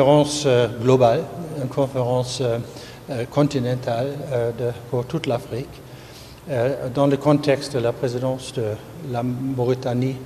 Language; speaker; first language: French; non-native, fluent; German